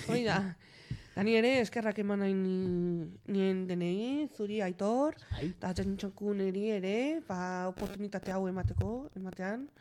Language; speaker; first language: Basque; non-native, local second language; Spanish